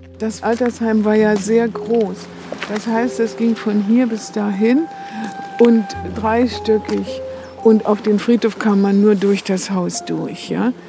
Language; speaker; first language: German; native; German